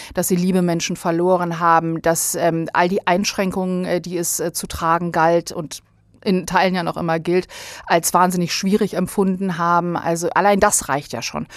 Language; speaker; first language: German; early bilingual, other home language; Bosnian